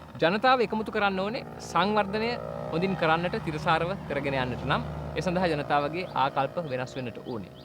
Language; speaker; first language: Sinhala; native; Sinhala